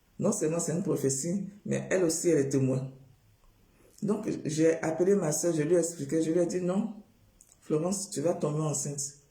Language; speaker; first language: French; non-native, local second language; Baoulé